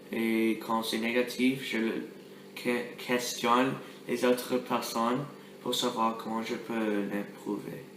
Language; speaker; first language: French; non-native, learner; English